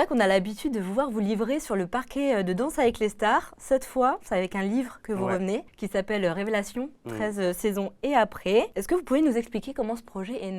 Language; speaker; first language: French; native; French